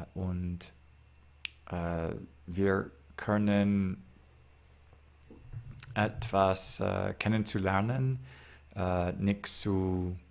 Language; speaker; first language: German; non-native, learner; English